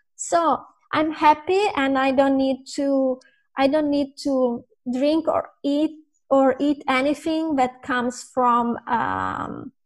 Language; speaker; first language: English; non-native, fluent; Italian